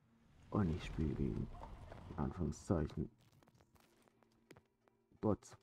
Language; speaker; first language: German; native; German